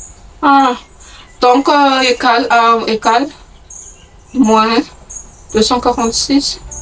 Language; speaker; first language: French; non-native, local second language; Malagasy